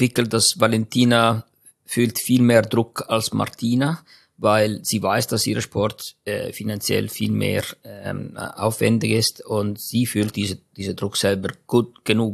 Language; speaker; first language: German; non-native, fluent; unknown